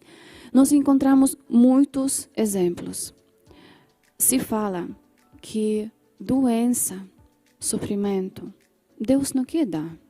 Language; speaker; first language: Portuguese; non-native, fluent; Polish